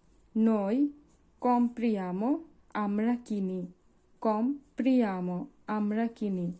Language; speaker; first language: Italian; non-native, fluent; Bangla